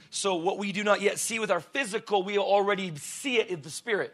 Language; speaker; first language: English; early bilingual, other home language; Russian